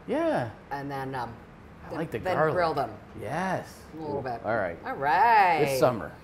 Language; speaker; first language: English; native; English